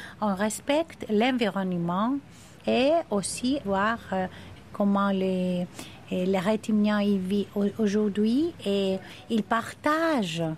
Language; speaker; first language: French; non-native, fluent; Greek